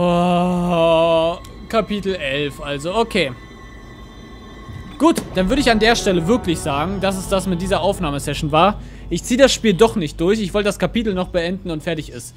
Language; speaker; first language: German; native; German